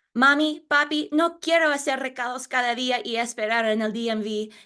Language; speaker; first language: Spanish; early bilingual, other home language; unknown